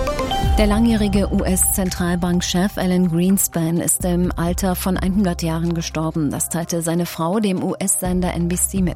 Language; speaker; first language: German; native; German